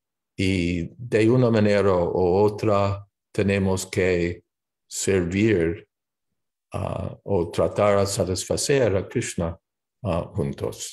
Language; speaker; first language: Spanish; non-native, fluent; English